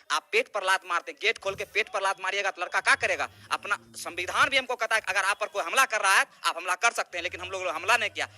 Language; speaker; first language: Hindi; native; Hindi